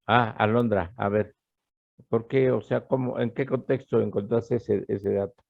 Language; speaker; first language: Spanish; native; Spanish